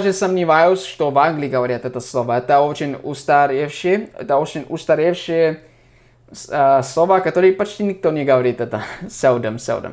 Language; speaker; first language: Russian; non-native, fluent; English